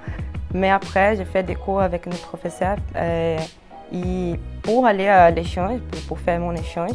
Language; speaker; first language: French; non-native, fluent; Portuguese